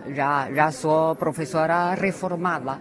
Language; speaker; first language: Portuguese; non-native, fluent; Chinese